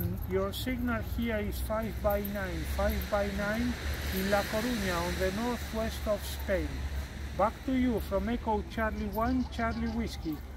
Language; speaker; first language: English; non-native, fluent; Spanish